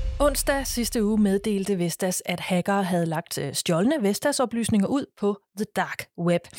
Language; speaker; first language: Danish; native; Danish